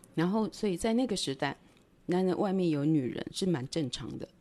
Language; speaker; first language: Chinese; non-native, local second language; Min Nan Chinese